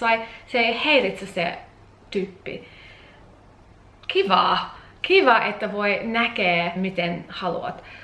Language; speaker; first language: Finnish; non-native, learner; English